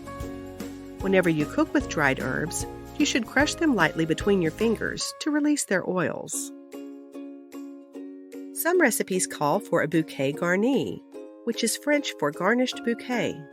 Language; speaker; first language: English; native; English